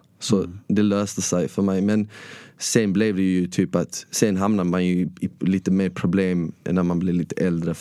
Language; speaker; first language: Swedish; early bilingual, other home language; Bosnian